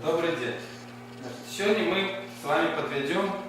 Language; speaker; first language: Russian; non-native, local second language; Ukrainian